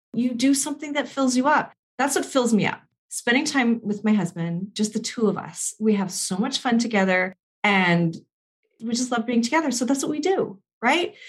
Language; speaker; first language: English; native; English